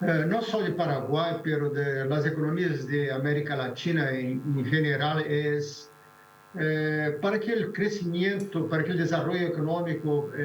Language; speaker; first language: Spanish; non-native, fluent; Portuguese